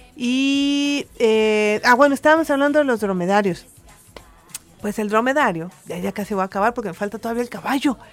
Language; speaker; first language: Spanish; native; Spanish